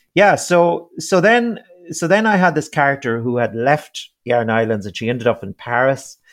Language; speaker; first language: English; native; English